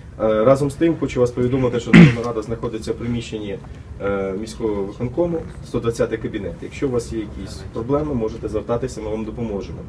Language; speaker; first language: Ukrainian; native; Ukrainian